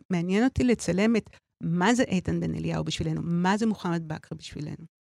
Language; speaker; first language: Hebrew; native; Hebrew